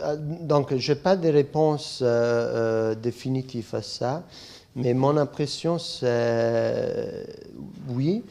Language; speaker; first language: French; non-native, fluent; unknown